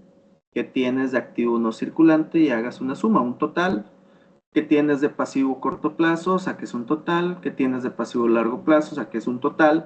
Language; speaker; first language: Spanish; native; Spanish